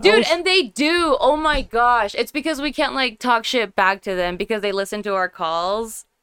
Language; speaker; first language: English; native; English